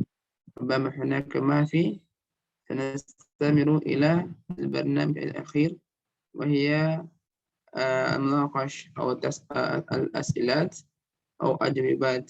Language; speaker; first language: Arabic; non-native, fluent; Indonesian